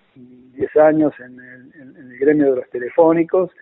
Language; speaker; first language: Spanish; native; Spanish